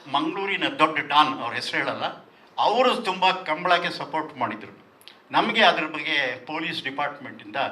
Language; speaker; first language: Kannada; non-native, local second language; Tulu